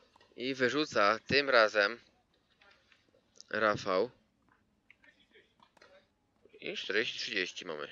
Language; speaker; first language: Polish; native; Polish